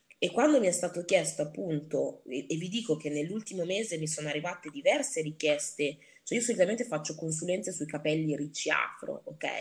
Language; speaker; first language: Italian; early bilingual, other home language; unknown